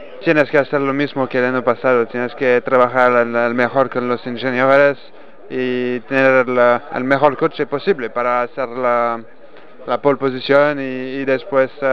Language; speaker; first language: Spanish; non-native, fluent; French